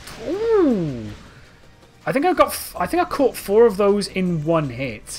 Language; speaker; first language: English; native; English